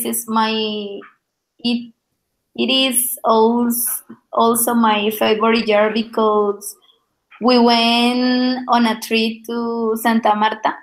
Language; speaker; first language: English; non-native, learner; Spanish